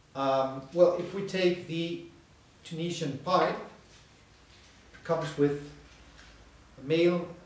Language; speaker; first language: English; non-native, fluent; Spanish